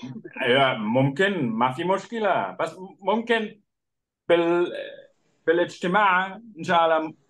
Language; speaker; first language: Arabic; non-native, learner; German